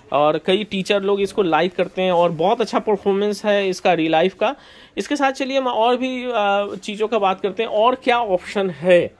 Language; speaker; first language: Hindi; native; Hindi